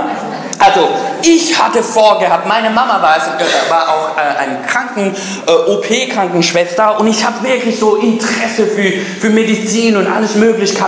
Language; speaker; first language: German; non-native, fluent; English